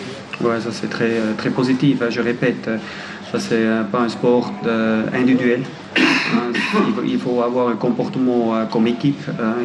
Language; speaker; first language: French; non-native, fluent; German